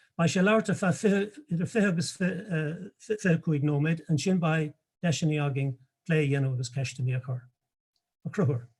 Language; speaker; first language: Irish; native; Irish